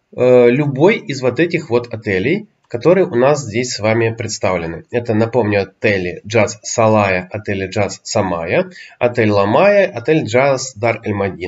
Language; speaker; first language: Russian; native; Russian